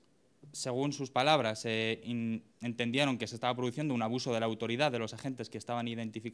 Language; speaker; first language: Spanish; native; Spanish